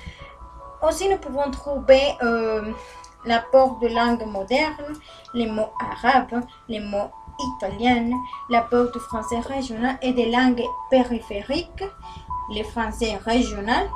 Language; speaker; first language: French; non-native, learner; Spanish